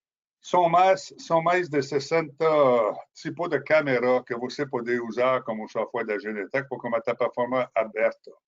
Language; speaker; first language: Portuguese; non-native, fluent; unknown